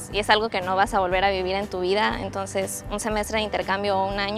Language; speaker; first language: Spanish; native; Spanish